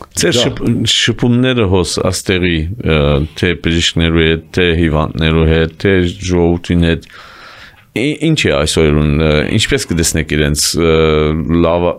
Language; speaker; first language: Armenian; early bilingual, heritage; Armenian